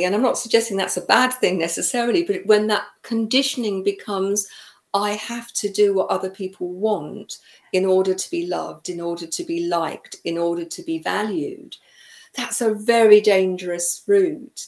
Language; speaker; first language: English; native; English